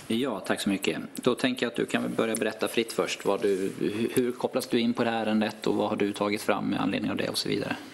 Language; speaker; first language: Swedish; native; Swedish